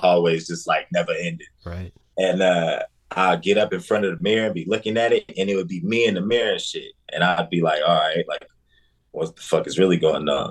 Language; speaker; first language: English; native; English